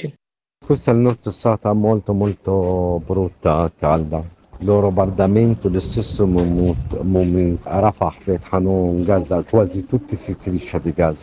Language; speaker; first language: Italian; non-native, learner; Arabic